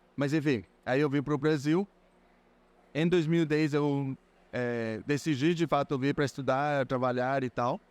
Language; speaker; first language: Portuguese; non-native, fluent; Spanish